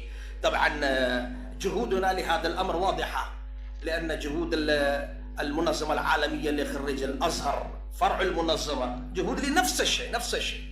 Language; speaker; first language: Arabic; non-native, fluent; Urdu